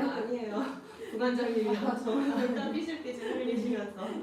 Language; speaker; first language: Korean; native; Korean